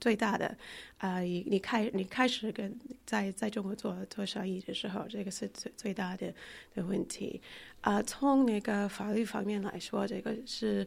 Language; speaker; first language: Chinese; non-native, fluent; English